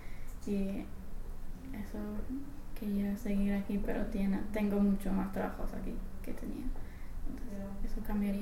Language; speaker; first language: Spanish; non-native, fluent; English